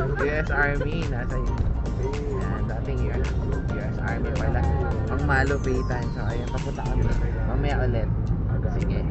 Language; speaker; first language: Filipino; native; Filipino